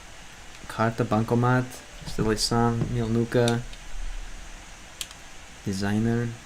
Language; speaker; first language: Russian; non-native, learner; English